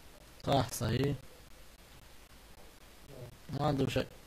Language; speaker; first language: Arabic; native; Arabic